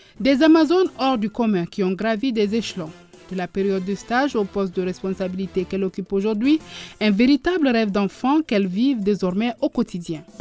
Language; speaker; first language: French; non-native, local second language; Bambara